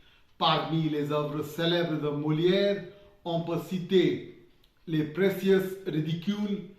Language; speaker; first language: French; non-native, fluent; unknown